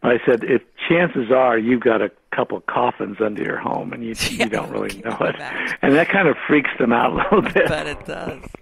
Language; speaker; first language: English; native; English